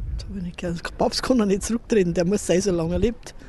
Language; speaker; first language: German; native; German